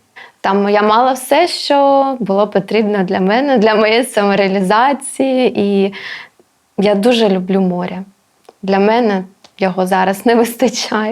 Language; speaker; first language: Ukrainian; non-native, local second language; Russian